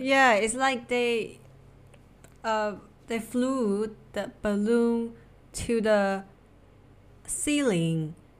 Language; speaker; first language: English; non-native, fluent; Chinese